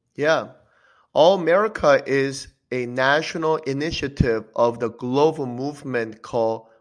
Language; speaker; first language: English; early bilingual, other home language; Korean